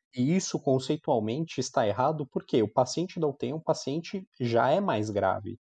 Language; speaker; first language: Portuguese; native; Portuguese